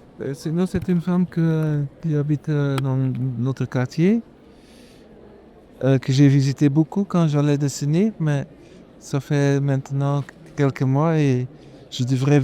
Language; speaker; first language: French; non-native, fluent; Dutch